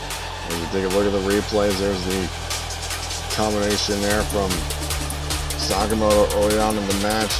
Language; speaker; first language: English; native; English